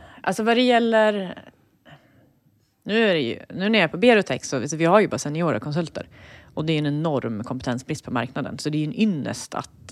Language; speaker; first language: Swedish; native; Swedish